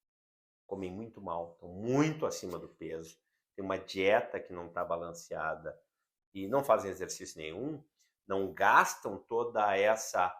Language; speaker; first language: Portuguese; native; Portuguese